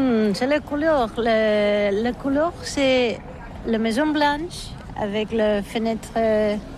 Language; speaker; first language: French; non-native, learner; Catalan